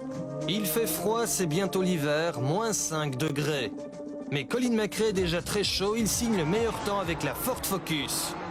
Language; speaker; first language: French; native; French